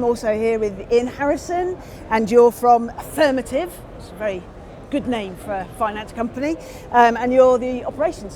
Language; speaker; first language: English; native; English